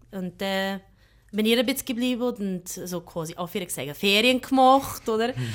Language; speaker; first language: German; non-native, fluent; English